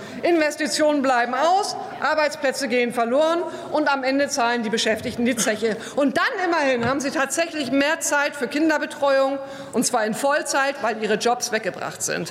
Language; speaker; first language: German; native; German